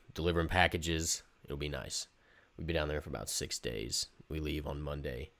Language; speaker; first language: English; native; English